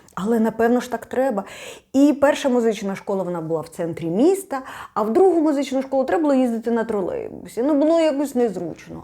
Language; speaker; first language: Ukrainian; non-native, local second language; Russian